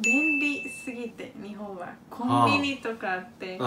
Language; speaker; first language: Japanese; non-native, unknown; Spanish